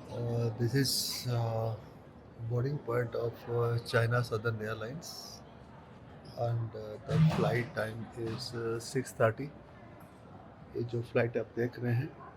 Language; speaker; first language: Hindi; non-native, local second language; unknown